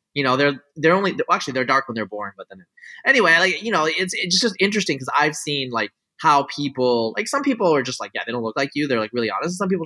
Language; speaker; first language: English; early bilingual, other home language; Bangla